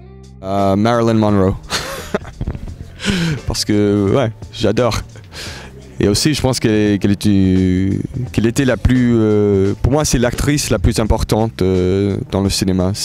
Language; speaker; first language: French; early bilingual, heritage; English